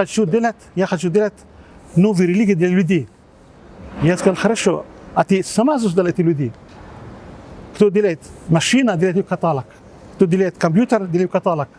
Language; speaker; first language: Russian; non-native, fluent; Arabic